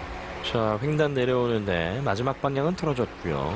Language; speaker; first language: Korean; native; Korean